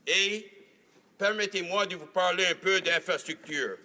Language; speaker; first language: French; native; French